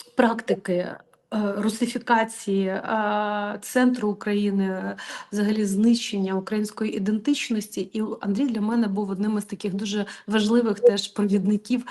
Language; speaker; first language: Ukrainian; native; Ukrainian